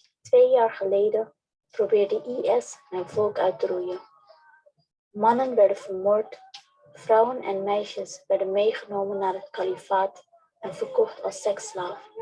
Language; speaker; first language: Dutch; early bilingual, other home language; Kurdish